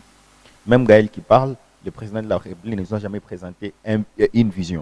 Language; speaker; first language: French; non-native, local second language; Lingala